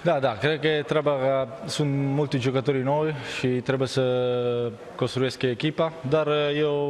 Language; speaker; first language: Romanian; non-native, learner; Italian